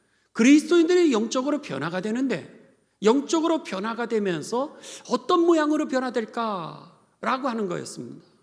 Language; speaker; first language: Korean; native; Korean